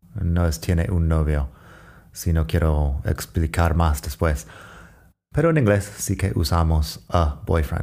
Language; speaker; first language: Spanish; non-native, fluent; English